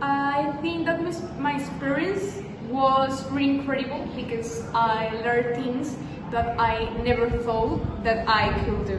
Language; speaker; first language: English; non-native, learner; Spanish